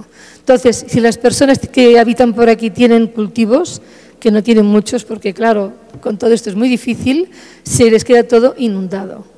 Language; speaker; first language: Spanish; native; Spanish